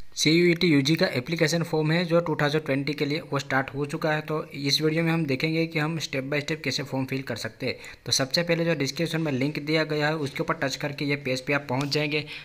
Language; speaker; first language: Hindi; non-native, local second language; Gujarati